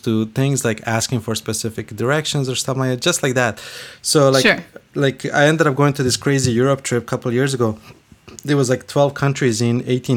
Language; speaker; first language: English; non-native, fluent; Bosnian